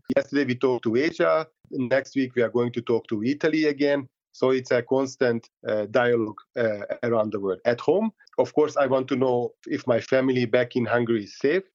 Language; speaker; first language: English; non-native, fluent; Hungarian